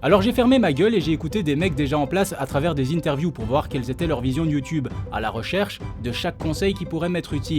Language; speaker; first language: French; native; French